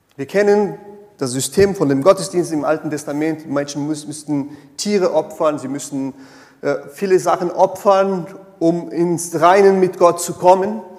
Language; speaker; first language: German; non-native, fluent; Portuguese